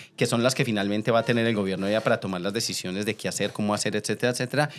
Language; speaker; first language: Spanish; native; Spanish